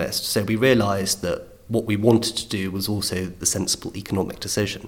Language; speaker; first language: English; native; English